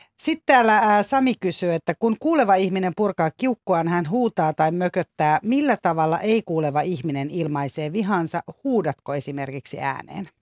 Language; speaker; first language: Finnish; native; Finnish